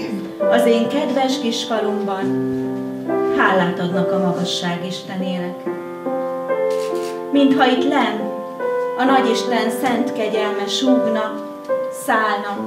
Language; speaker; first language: Hungarian; native; Hungarian